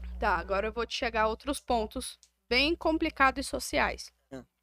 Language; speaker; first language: Portuguese; native; Portuguese